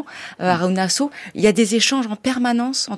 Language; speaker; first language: French; native; French